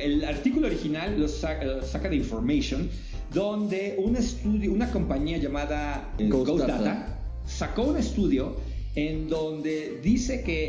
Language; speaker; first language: Spanish; native; Spanish